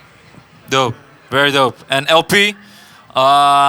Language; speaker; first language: English; non-native, fluent; Dutch